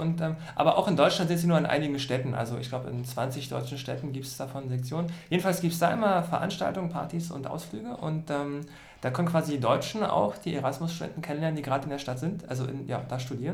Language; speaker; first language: German; native; German